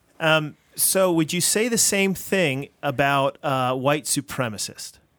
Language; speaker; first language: English; native; English